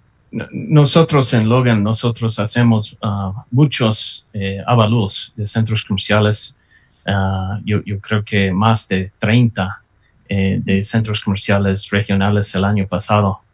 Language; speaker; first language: Spanish; non-native, fluent; English